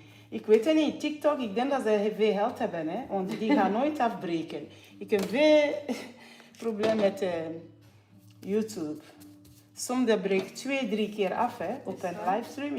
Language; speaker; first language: Dutch; non-native, fluent; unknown